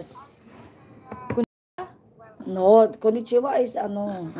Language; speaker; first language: English; non-native, learner; Filipino